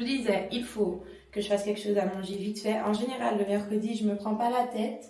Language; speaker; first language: French; native; French